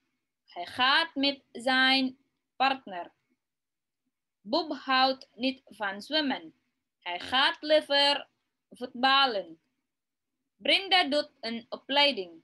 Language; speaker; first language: Dutch; non-native, learner; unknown